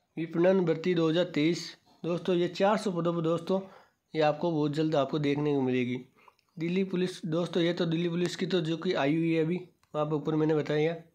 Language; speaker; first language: Hindi; native; Hindi